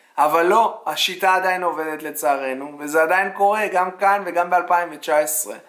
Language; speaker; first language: Hebrew; native; Hebrew